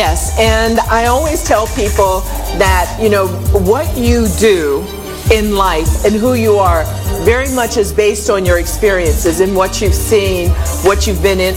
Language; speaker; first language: English; native; English